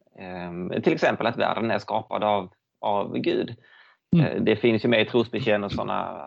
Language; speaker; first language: Swedish; native; Swedish